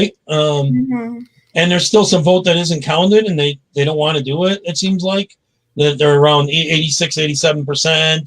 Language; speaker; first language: English; native; English